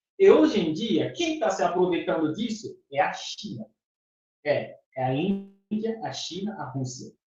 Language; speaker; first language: Portuguese; non-native, fluent; Fon